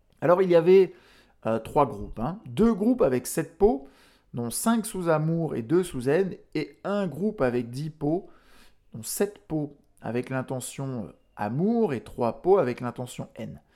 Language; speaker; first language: French; native; French